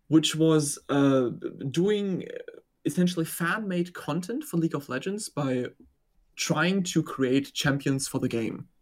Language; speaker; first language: English; non-native, fluent; German